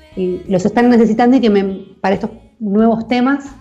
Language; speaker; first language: Spanish; native; Spanish